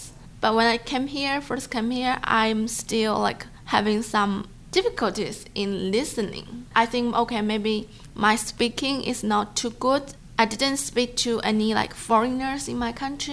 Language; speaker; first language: English; non-native, learner; Chinese